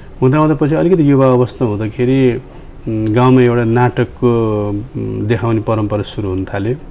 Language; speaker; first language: Nepali; non-native, local second language; Newari